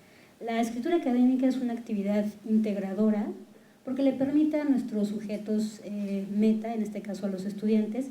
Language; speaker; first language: Spanish; native; Spanish